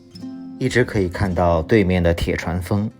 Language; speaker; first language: Chinese; native; Chinese